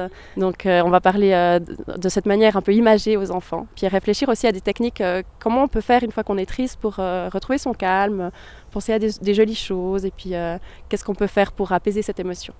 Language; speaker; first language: French; native; French